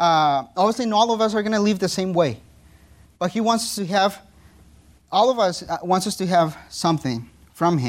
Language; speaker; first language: English; non-native, fluent; Spanish